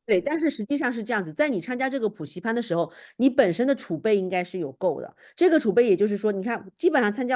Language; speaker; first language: Chinese; native; Chinese